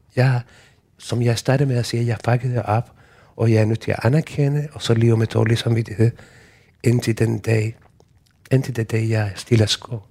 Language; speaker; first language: Danish; non-native, fluent; Spanish